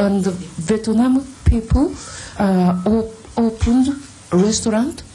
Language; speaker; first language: English; non-native, learner; Japanese